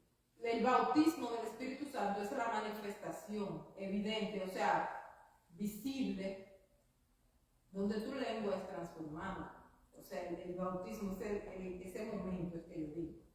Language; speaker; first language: Spanish; native; Spanish